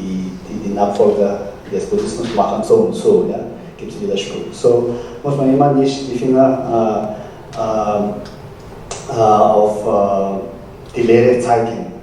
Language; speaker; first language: German; non-native, fluent; Tibetan